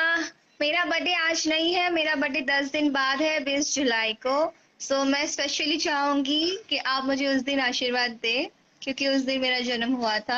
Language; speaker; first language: Hindi; native; Hindi